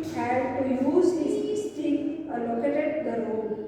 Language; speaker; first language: English; non-native, local second language; Hindi